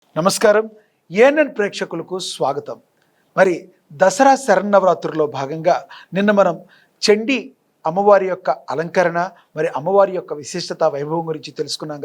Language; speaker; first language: Telugu; native; Telugu